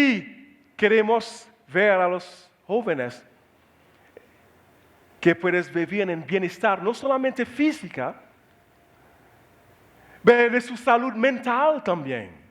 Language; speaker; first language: Spanish; non-native, learner; Haitian Creole